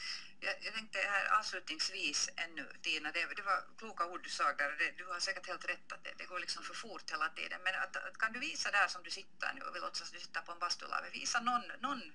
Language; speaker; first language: Swedish; native; Swedish